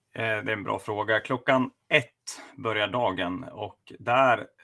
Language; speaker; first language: Swedish; native; Swedish